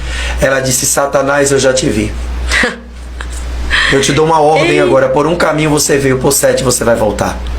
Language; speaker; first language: Portuguese; native; Portuguese